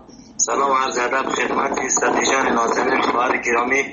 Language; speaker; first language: Persian; native; Persian